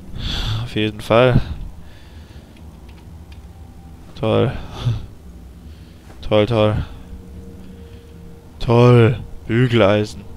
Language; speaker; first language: German; native; German